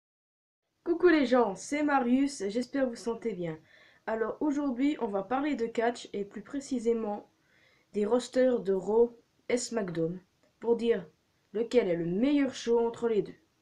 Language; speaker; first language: French; native; French